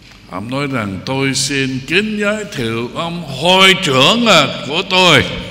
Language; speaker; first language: Vietnamese; non-native, fluent; English